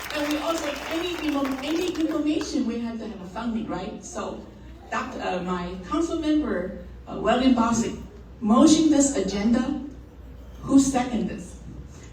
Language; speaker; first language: English; non-native, learner; Chinese